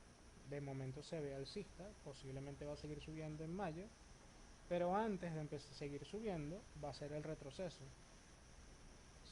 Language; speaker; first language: Spanish; native; Spanish